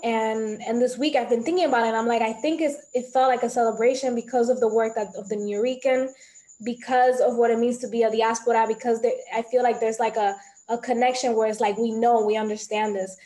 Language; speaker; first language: English; early bilingual, other home language; Spanish